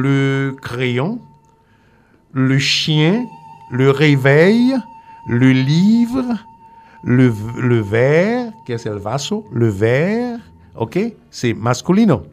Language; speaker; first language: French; non-native, fluent; Spanish